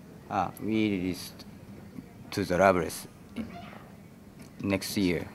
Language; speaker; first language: English; non-native, learner; Japanese